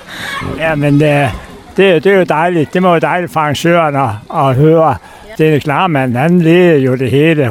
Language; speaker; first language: Danish; native; Danish